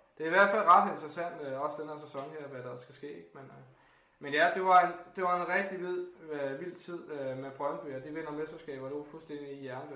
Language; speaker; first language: Danish; native; Danish